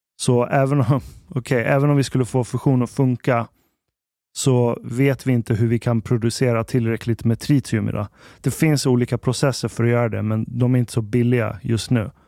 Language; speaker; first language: Swedish; early bilingual, other home language; Arabic